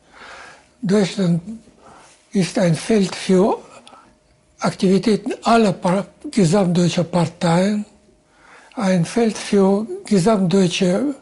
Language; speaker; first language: German; non-native, fluent; Russian